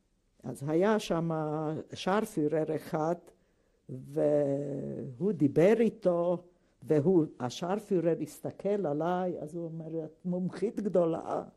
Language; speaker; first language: Hebrew; non-native, fluent; Hungarian